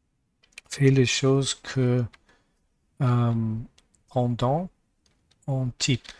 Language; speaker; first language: French; non-native, learner; English